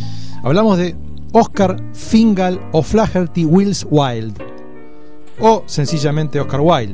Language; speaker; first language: Spanish; native; Spanish